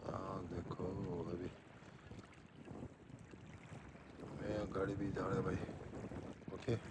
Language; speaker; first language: Hindi; non-native, local second language; Tibetan